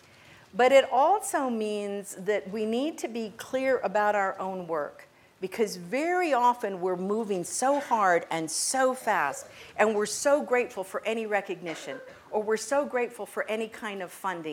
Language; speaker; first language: English; native; English